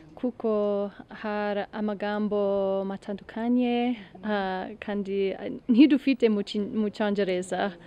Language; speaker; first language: Kinyarwanda; non-native, learner; English